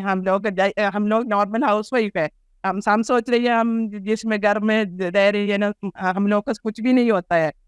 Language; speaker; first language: Hindi; non-native, local second language; Malayalam